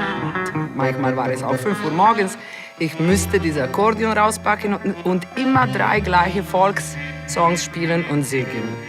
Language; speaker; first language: German; non-native, fluent; Serbian